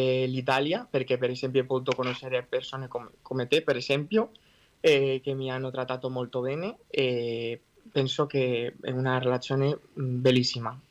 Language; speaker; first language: Italian; non-native, fluent; Spanish